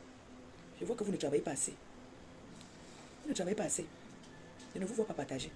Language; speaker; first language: French; native; French